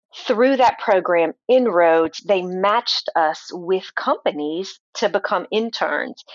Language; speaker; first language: English; native; English